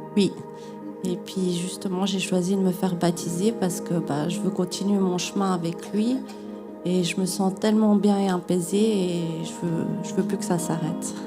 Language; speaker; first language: French; native; French